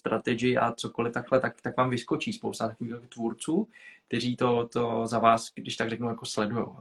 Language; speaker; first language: Czech; early bilingual, other home language; Vietnamese